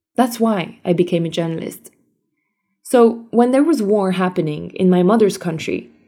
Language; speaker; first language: English; early bilingual, other home language; Armenian